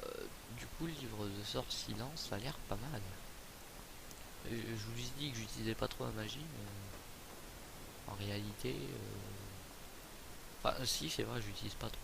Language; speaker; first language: French; native; French